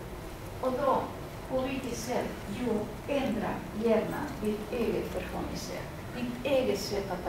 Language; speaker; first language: Swedish; non-native, fluent; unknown